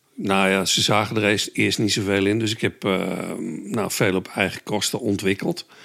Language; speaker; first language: Dutch; native; Dutch